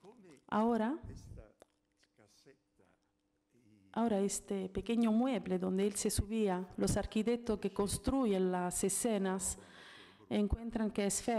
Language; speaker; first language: Spanish; non-native, fluent; Italian